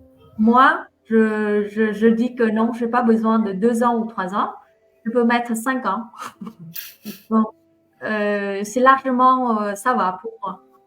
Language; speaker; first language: French; non-native, fluent; Vietnamese